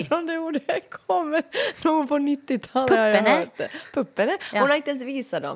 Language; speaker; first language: Swedish; native; Swedish